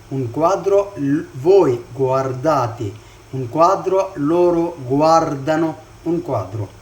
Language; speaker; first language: Italian; non-native, fluent; Arabic